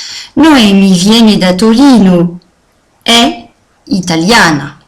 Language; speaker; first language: Italian; non-native, fluent; French